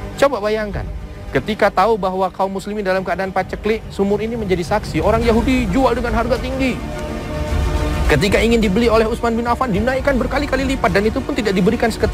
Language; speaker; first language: Indonesian; native; Indonesian